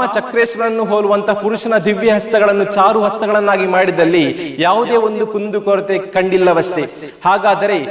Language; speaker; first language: Kannada; native; Kannada